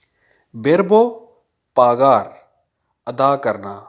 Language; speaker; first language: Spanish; non-native, fluent; Urdu